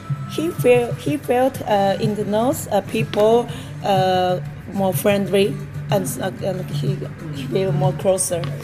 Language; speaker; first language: English; non-native, learner; Japanese